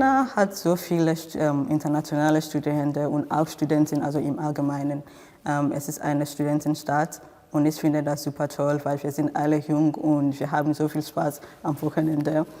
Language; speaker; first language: German; non-native, fluent; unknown